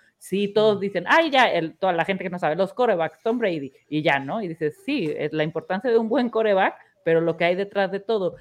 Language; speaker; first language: Spanish; early bilingual, heritage; Spanish